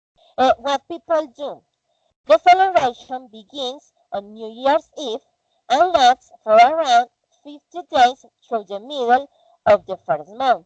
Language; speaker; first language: English; non-native, fluent; Spanish